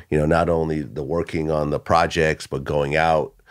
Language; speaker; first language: English; early bilingual, other home language; Russian